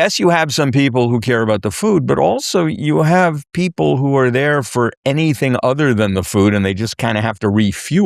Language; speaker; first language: English; native; English